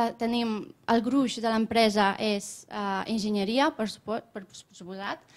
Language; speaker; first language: Catalan; non-native, fluent; Romanian